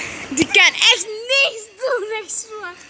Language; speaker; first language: Dutch; non-native, local second language; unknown